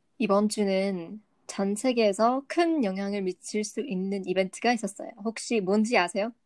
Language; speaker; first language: Korean; non-native, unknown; Vietnamese